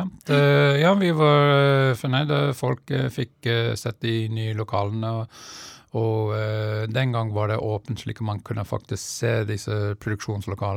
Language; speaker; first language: Norwegian; non-native, fluent; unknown